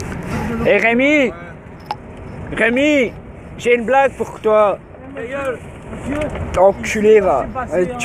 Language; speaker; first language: French; native; French